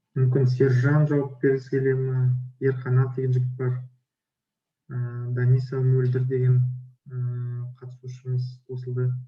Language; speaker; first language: Kazakh; native; Kazakh